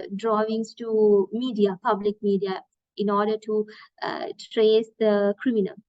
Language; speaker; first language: English; non-native, local second language; Sinhala